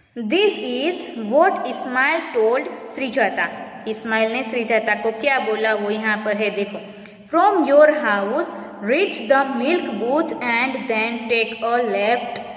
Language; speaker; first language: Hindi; non-native, local second language; Gujarati